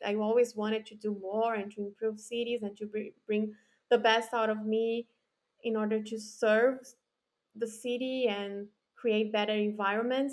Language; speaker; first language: English; non-native, fluent; Portuguese